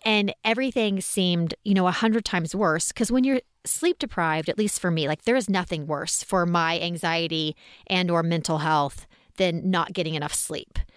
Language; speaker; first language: English; native; English